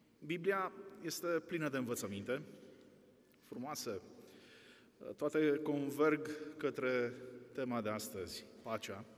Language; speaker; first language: Romanian; non-native, local second language; Italian